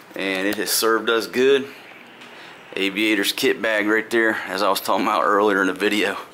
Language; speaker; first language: English; native; English